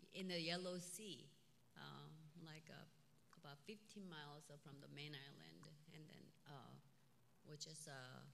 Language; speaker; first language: English; non-native, fluent; Korean